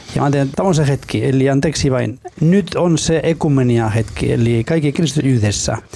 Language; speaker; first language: Finnish; non-native, fluent; Spanish